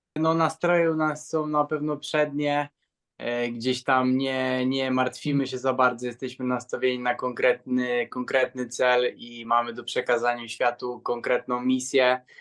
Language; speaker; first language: Polish; native; Polish